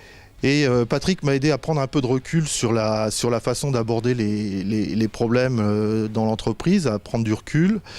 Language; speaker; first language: French; native; French